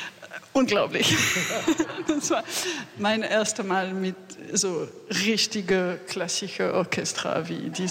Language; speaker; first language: German; non-native, learner; French